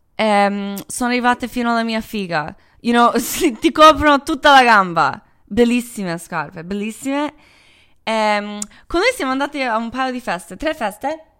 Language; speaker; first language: Italian; non-native, fluent; Croatian